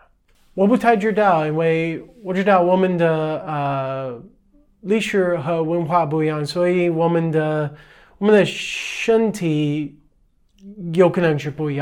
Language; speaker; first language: Chinese; non-native, fluent; English